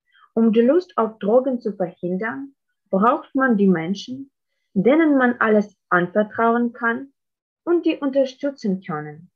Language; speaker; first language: German; non-native, fluent; Russian